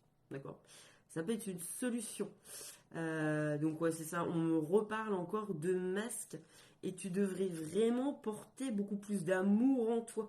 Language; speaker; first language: French; native; French